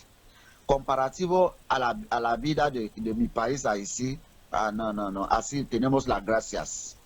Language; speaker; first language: Spanish; non-native, learner; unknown